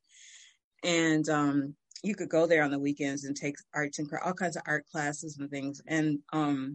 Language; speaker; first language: English; native; English